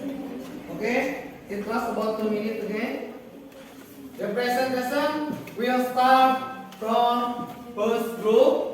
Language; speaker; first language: English; non-native, fluent; Indonesian